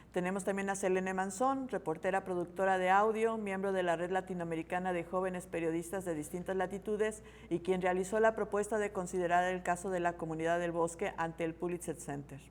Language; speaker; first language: Spanish; native; Spanish